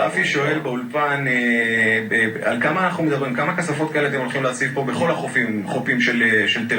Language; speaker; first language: Hebrew; native; Hebrew